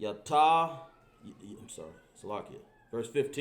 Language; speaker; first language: English; native; English